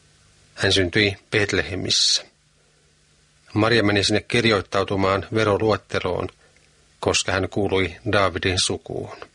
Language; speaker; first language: Finnish; native; Finnish